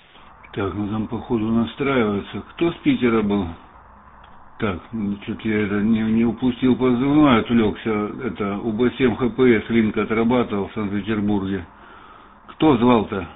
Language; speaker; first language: Russian; native; Russian